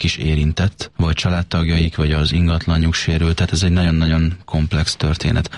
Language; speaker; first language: Hungarian; native; Hungarian